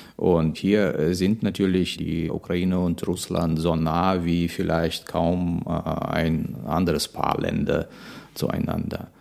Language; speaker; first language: German; non-native, fluent; Russian